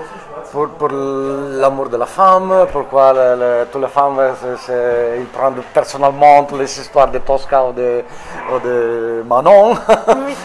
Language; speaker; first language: French; non-native, fluent; Italian